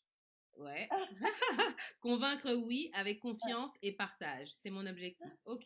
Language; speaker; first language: French; native; French